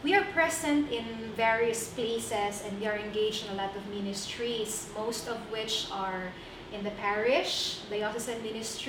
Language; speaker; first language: English; non-native, local second language; Cebuano